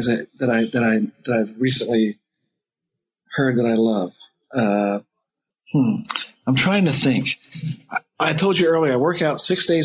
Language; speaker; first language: English; native; English